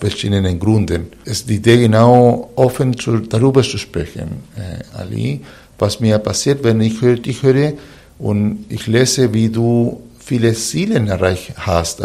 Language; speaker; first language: German; non-native, fluent; Spanish